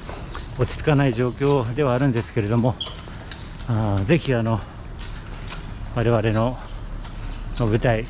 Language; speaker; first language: Japanese; native; Japanese